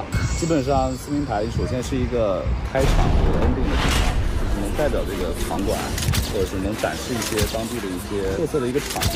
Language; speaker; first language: Chinese; native; Chinese